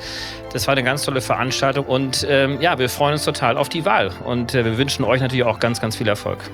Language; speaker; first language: German; native; German